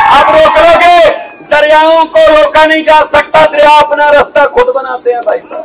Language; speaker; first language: Hindi; non-native, local second language; Punjabi